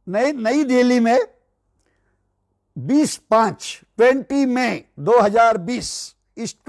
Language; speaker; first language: Hindi; non-native, local second language; Marathi